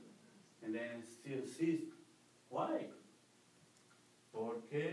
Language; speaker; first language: English; non-native, learner; Spanish